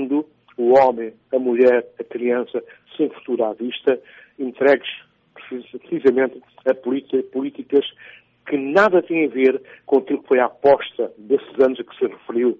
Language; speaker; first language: Portuguese; non-native, local second language; Upper Guinea Crioulo